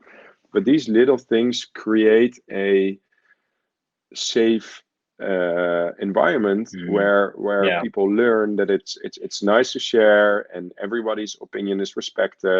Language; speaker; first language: English; non-native, fluent; Dutch